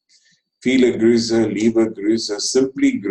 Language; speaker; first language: German; non-native, fluent; Telugu